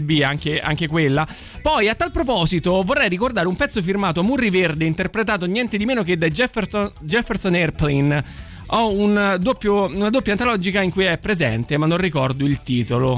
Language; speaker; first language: Italian; native; Italian